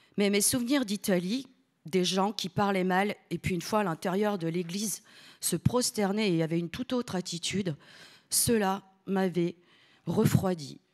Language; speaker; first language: French; early bilingual, other home language; Italian